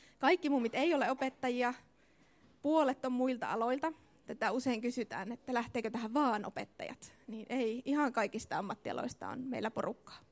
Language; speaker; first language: Finnish; native; Finnish